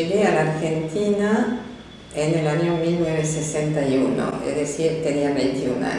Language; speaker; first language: Spanish; non-native, fluent; French